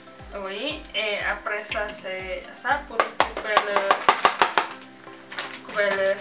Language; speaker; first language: French; non-native, learner; Indonesian